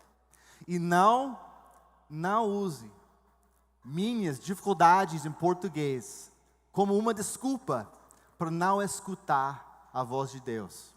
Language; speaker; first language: Portuguese; non-native, fluent; English